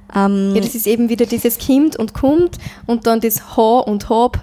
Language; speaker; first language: German; native; German